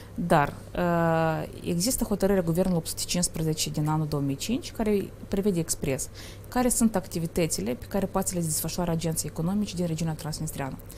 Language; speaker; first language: Romanian; native; Romanian